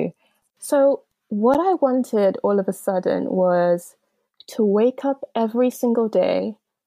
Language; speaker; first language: English; non-native, local second language; Yoruba